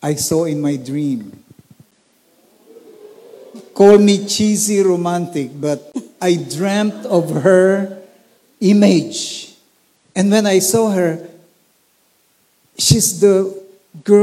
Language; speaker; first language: English; non-native, local second language; Filipino